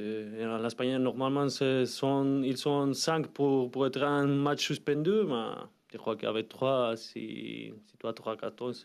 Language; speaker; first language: French; non-native, learner; Spanish